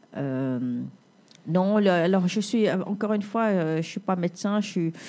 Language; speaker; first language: French; native; French